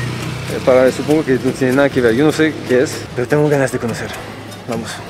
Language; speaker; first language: Spanish; non-native, learner; French